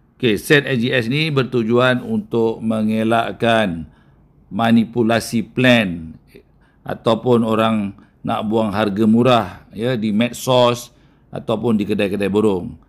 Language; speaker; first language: Malay; native; Malay